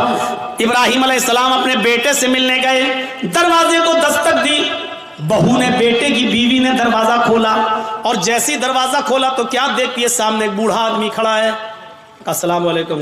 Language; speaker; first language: Urdu; native; Urdu